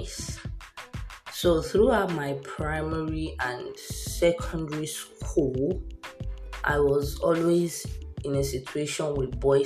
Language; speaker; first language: English; non-native, local second language; Yoruba